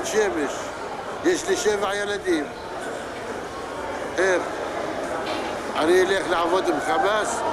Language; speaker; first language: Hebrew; non-native, local second language; Arabic